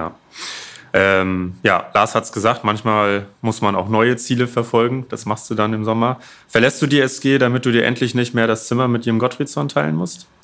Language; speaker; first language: German; native; German